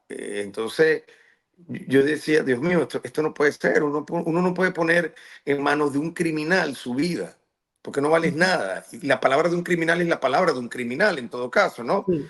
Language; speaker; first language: Spanish; native; Spanish